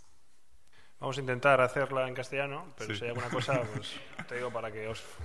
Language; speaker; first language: Spanish; native; Spanish